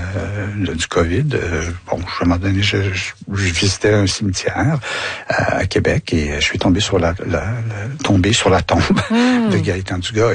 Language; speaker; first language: French; native; French